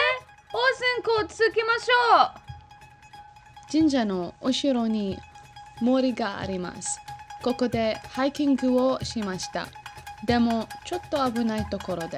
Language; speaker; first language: Japanese; non-native, learner; English